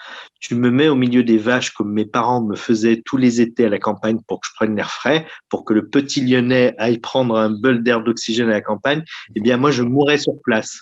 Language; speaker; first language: French; native; French